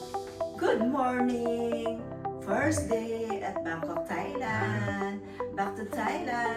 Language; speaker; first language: English; non-native, local second language; Filipino